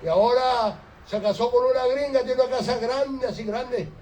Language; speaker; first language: Spanish; early bilingual, heritage; Spanish